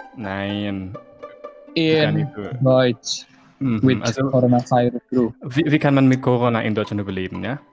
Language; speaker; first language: German; non-native, learner; Indonesian